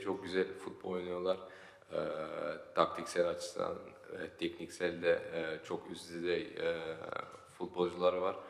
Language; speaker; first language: Turkish; early bilingual, heritage; Turkish